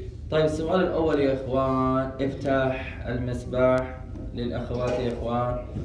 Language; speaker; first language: Arabic; native; Arabic